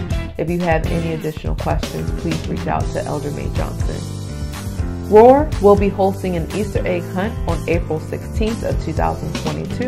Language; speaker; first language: English; native; English